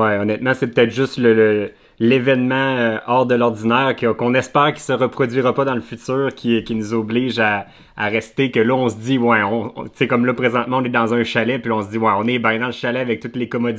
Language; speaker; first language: French; native; French